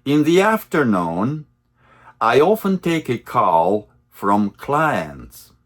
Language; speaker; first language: English; non-native, fluent; Russian